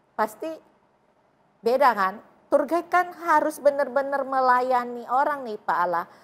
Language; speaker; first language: Indonesian; native; Indonesian